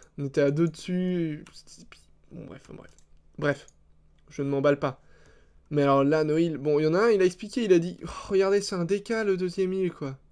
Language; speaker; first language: French; native; French